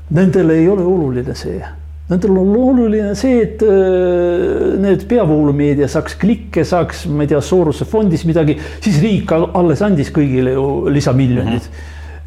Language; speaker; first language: Estonian; non-native, local second language; Russian